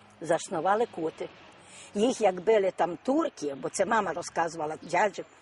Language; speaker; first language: Ukrainian; native; Ukrainian